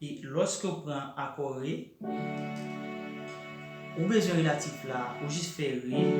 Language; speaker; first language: French; non-native, local second language; Haitian Creole